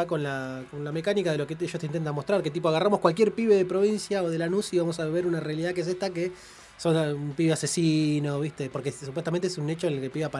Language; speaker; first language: Spanish; native; Spanish